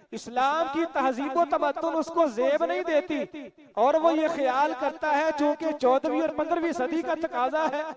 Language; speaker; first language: Urdu; non-native, local second language; Punjabi